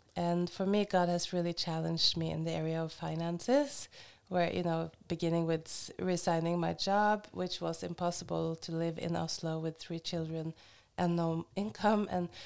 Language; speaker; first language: English; non-native, fluent; Norwegian